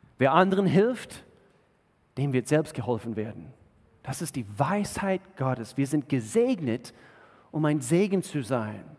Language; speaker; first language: German; non-native, fluent; English